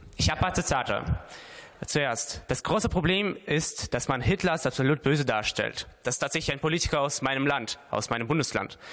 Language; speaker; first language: German; early bilingual, other home language; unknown